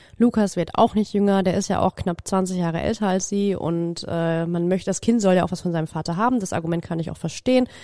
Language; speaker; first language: German; native; German